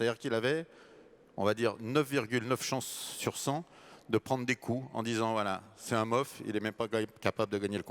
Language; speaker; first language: French; native; French